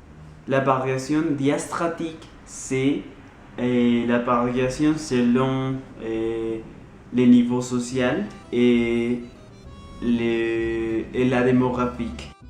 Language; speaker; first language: French; non-native, learner; Spanish